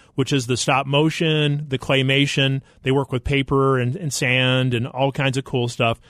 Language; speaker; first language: English; native; English